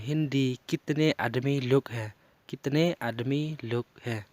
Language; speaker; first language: Hindi; non-native, local second language; Khasi